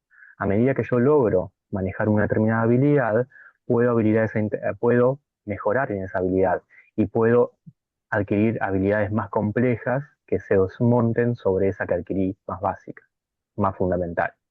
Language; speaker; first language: Spanish; native; Spanish